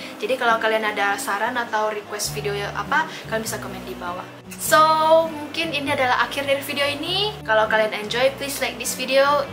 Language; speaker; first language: Indonesian; non-native, local second language; Min Nan Chinese